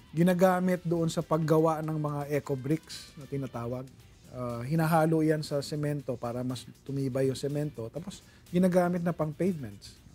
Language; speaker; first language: Filipino; native; Filipino